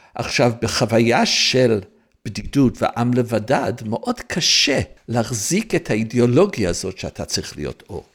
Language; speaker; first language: Hebrew; non-native, fluent; English